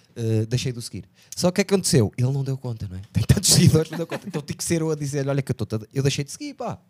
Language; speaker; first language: Portuguese; native; Portuguese